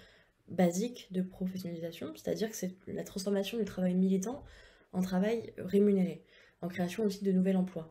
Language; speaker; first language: French; native; French